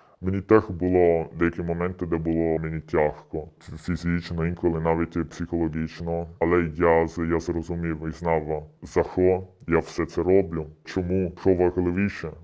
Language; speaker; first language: Ukrainian; early bilingual, heritage; Ukrainian